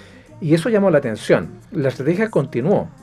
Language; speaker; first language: Spanish; native; Spanish